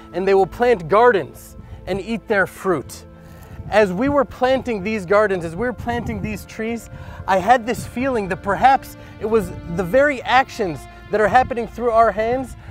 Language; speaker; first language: English; native; English